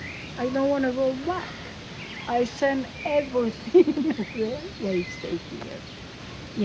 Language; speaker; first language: English; non-native, learner; Spanish